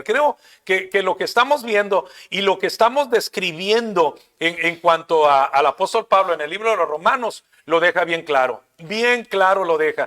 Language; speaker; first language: Spanish; native; Spanish